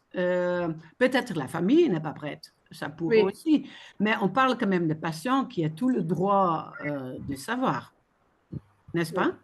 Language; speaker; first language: French; non-native, fluent; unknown